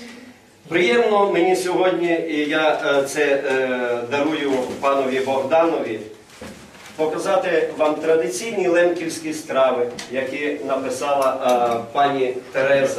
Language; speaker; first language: Ukrainian; native; Ukrainian